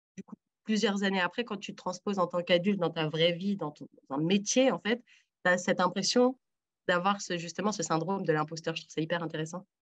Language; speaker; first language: French; native; French